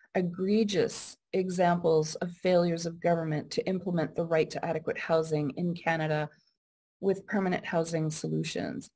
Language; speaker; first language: English; native; English